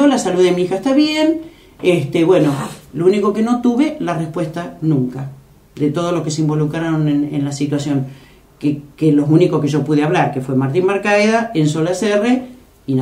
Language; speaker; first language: Spanish; native; Spanish